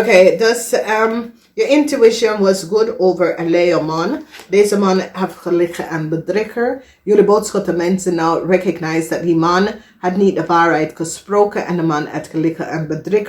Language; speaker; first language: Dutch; non-native, fluent; English